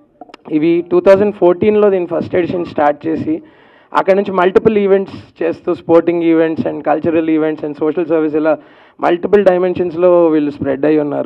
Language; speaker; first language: Telugu; native; Telugu